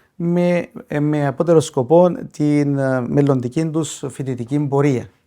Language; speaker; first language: Greek; non-native, local second language; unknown